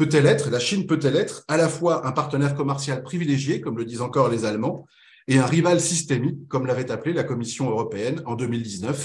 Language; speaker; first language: French; native; French